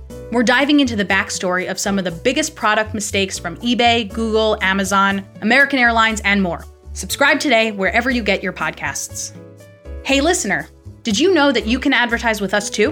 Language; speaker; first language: English; native; English